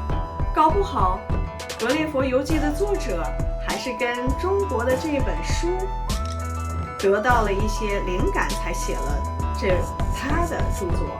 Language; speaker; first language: Chinese; native; Chinese